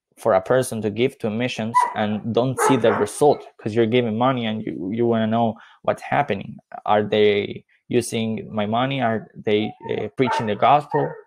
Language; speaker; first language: English; non-native, fluent; Spanish